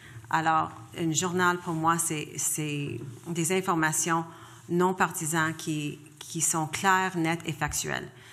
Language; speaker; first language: French; non-native, local second language; English